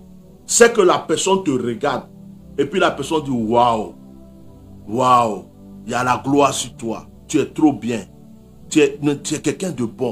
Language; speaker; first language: French; non-native, local second language; Baoulé